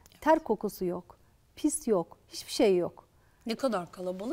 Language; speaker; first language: Turkish; native; Turkish